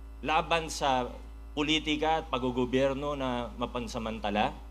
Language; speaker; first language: Filipino; native; Filipino